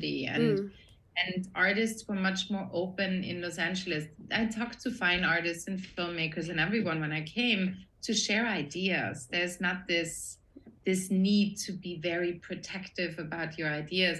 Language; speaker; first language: English; non-native, fluent; German